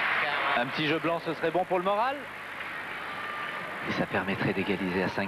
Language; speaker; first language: French; native; French